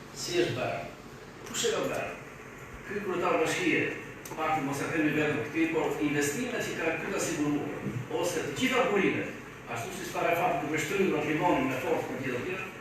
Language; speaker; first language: Albanian; native; Albanian